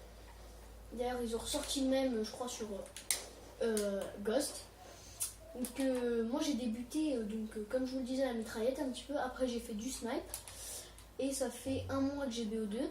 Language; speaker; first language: French; native; French